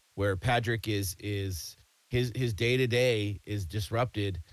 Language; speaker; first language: English; native; English